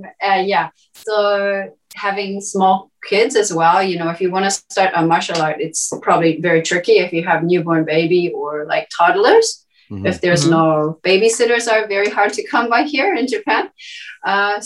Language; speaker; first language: English; native; English